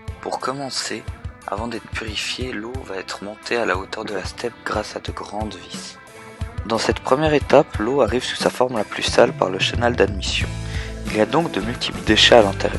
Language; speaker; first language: French; native; French